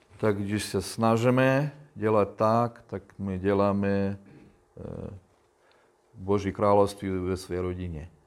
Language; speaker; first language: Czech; non-native, learner; Russian